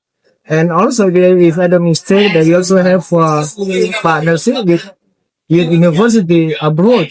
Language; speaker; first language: English; non-native, fluent; Indonesian